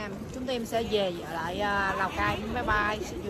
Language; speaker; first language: Vietnamese; native; Vietnamese